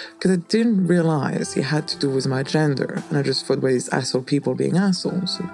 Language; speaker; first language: English; non-native, fluent; French